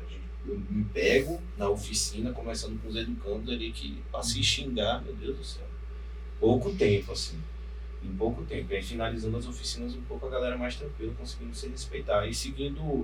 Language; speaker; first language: Portuguese; native; Portuguese